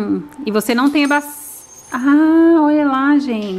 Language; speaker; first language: Portuguese; native; Portuguese